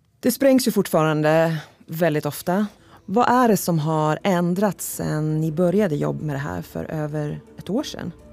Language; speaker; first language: Swedish; native; Swedish